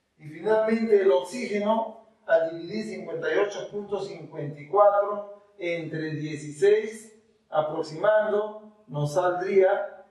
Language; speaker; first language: Spanish; native; Spanish